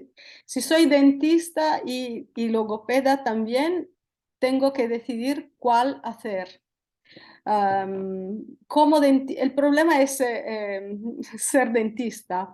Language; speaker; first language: Spanish; non-native, fluent; Italian